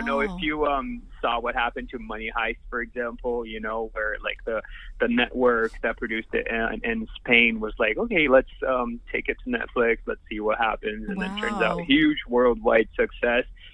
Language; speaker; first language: English; non-native, fluent; Portuguese